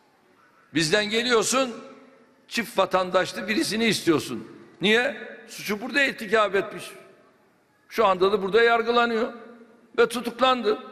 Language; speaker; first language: Turkish; native; Turkish